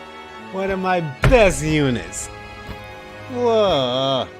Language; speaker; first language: English; native; English